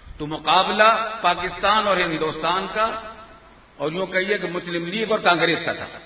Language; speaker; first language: Urdu; native; Urdu